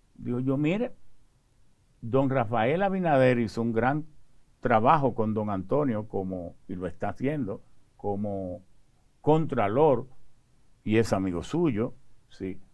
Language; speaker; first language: Spanish; early bilingual, other home language; French